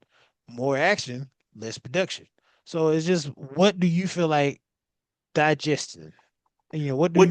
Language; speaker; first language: English; native; English